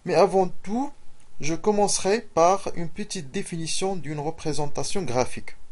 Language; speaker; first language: French; non-native, local second language; Arabic